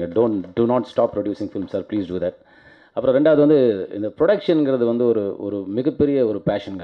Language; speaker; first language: Tamil; native; Tamil